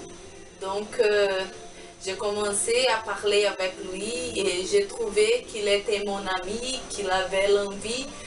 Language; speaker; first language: French; non-native, learner; Portuguese